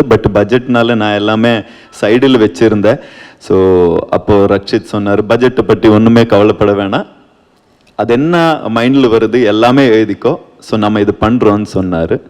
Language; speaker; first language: Tamil; non-native, learner; Kannada